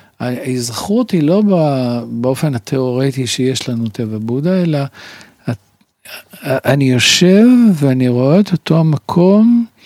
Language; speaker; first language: Hebrew; native; Hebrew